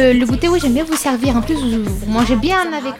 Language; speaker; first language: French; early bilingual, other home language; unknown